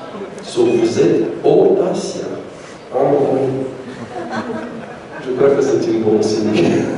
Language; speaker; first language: French; non-native, learner; Romanian